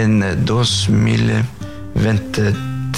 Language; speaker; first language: Spanish; non-native, fluent; Faroese